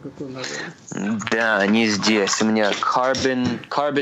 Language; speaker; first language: Russian; early bilingual, heritage; Russian